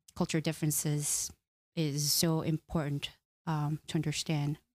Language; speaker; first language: English; non-native, fluent; Korean